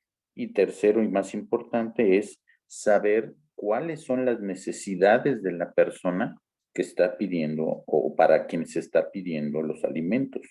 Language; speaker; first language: Spanish; native; Spanish